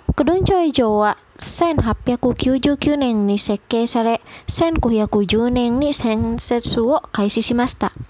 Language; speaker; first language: Japanese; non-native, fluent; Indonesian